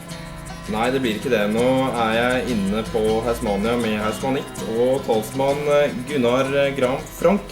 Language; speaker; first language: Norwegian; native; Norwegian